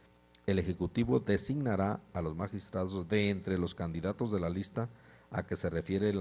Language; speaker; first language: Spanish; native; Spanish